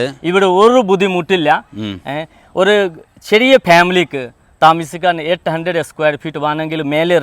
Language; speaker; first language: Malayalam; non-native, local second language; Hindi